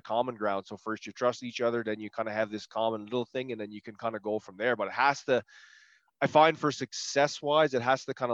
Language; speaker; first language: English; native; English